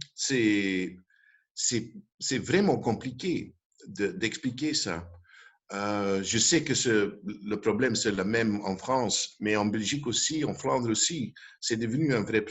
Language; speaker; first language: French; non-native, local second language; Dutch